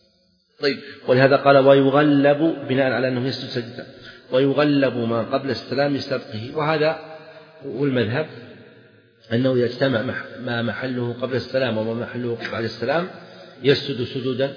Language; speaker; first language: Arabic; native; Arabic